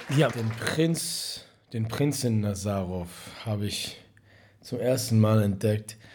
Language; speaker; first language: German; non-native, fluent; English